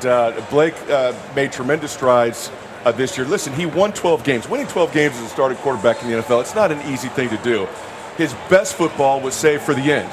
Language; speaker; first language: English; native; English